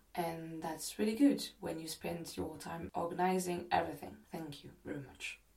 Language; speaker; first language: English; non-native, fluent; French